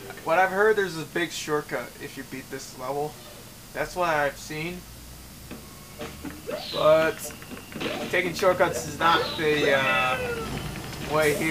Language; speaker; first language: English; native; English